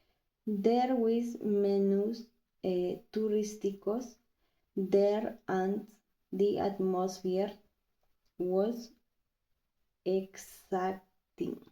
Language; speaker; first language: English; non-native, learner; Spanish